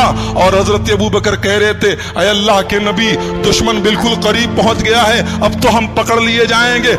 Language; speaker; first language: Urdu; native; Urdu